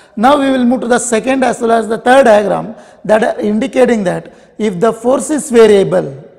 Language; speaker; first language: English; non-native, local second language; Kannada